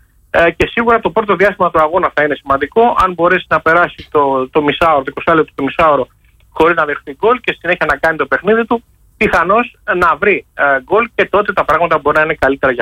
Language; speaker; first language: Greek; native; Greek